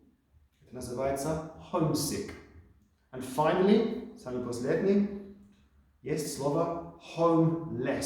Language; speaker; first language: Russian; non-native, fluent; English